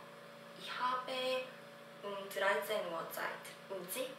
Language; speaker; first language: German; non-native, learner; Korean